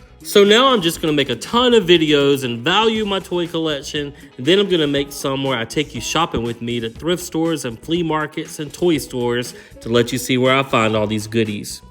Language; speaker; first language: English; native; English